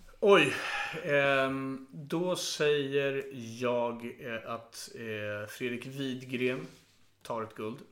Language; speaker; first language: Swedish; native; Swedish